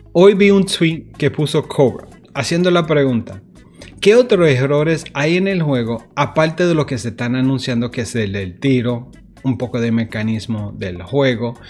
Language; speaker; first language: Spanish; early bilingual, heritage; Spanish